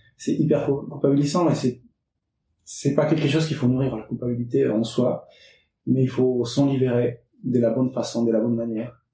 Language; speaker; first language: French; early bilingual, other home language; Spanish